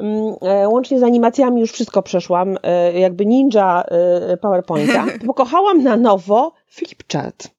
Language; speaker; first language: Polish; native; Polish